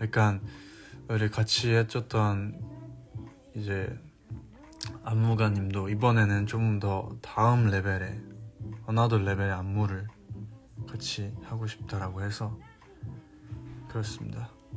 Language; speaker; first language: Korean; native; Korean